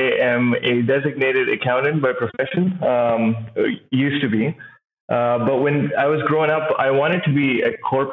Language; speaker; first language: English; non-native, local second language; Urdu